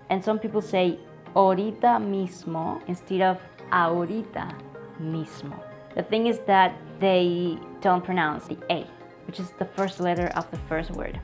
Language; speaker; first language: English; non-native, fluent; Spanish